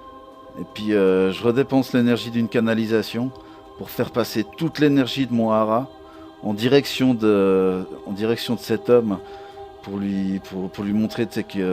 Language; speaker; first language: French; native; French